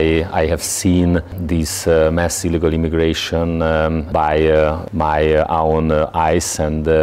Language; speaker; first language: English; non-native, learner; Hungarian